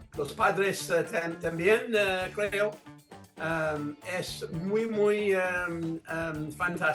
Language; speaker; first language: Spanish; non-native, learner; English